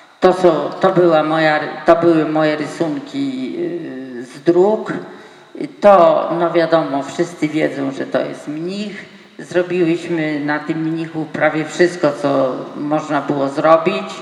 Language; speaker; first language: Polish; native; Polish